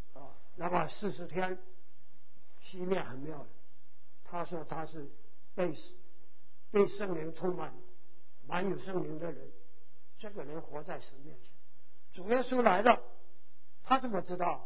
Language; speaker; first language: Chinese; native; Chinese